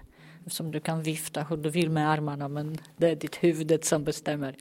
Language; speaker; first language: Swedish; non-native, fluent; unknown